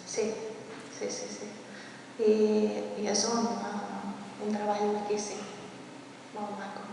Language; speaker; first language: Catalan; early bilingual, heritage; Catalan